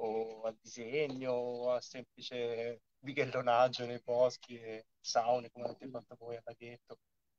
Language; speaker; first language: Italian; native; Italian